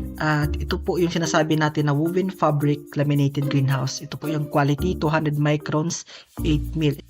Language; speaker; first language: Filipino; non-native, local second language; Cebuano